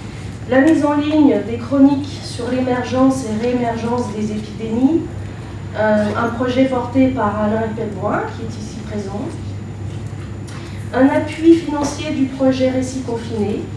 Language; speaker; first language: French; native; French